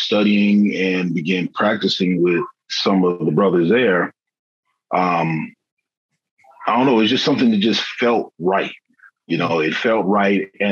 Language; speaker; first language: English; native; English